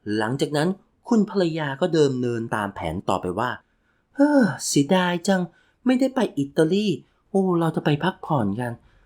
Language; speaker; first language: Thai; native; Thai